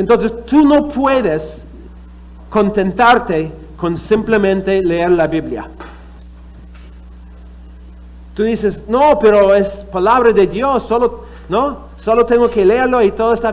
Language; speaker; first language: Spanish; non-native, fluent; English